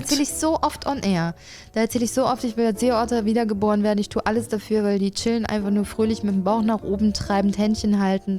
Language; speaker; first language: German; native; German